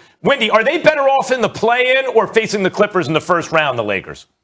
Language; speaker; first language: English; native; English